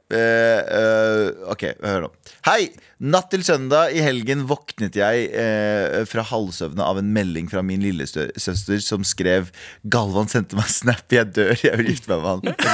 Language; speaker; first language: Norwegian; early bilingual, other home language; Kurdish